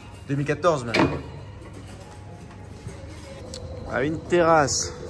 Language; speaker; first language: French; native; French